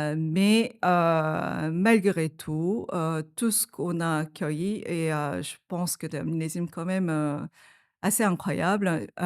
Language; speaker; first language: French; non-native, fluent; Korean